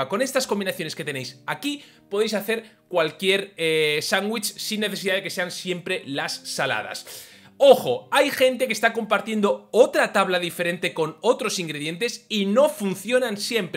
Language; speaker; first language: Spanish; native; Spanish